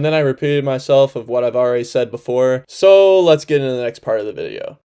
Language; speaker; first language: English; native; English